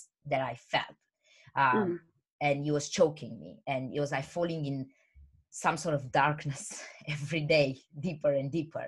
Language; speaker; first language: English; non-native, fluent; Romanian